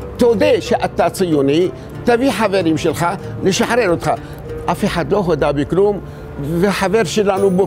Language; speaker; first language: Hebrew; non-native, fluent; Arabic